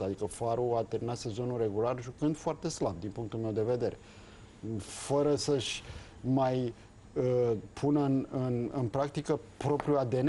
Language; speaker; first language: Romanian; native; Romanian